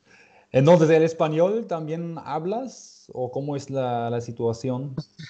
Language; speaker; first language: Spanish; non-native, fluent; German